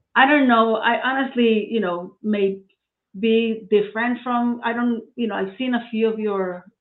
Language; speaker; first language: English; non-native, fluent; Spanish